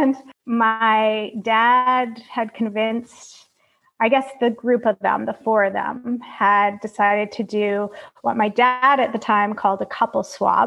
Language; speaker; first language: English; native; English